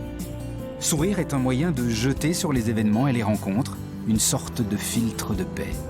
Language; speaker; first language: French; native; French